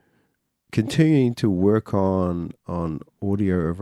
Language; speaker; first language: English; native; English